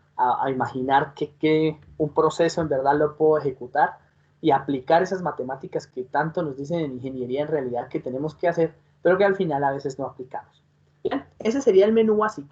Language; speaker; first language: Spanish; native; Spanish